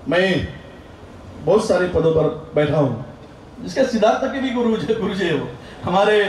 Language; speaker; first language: Hindi; non-native, local second language; Marathi